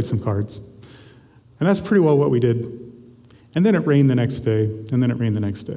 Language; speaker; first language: English; native; English